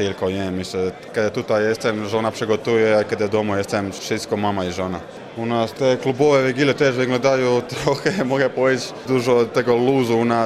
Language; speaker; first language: Polish; non-native, learner; Croatian